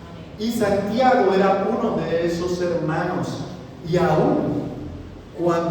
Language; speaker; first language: Spanish; native; Spanish